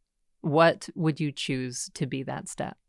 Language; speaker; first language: English; native; English